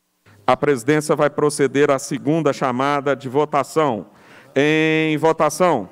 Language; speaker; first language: Portuguese; native; Portuguese